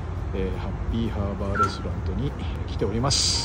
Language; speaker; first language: Japanese; native; Japanese